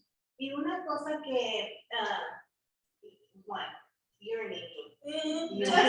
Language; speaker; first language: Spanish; early bilingual, heritage; Spanish